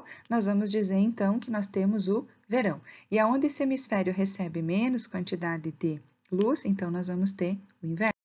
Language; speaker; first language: Portuguese; native; Portuguese